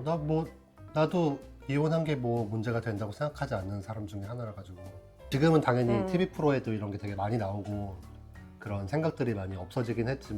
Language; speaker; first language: Korean; native; Korean